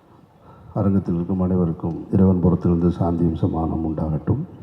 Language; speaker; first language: Tamil; native; Tamil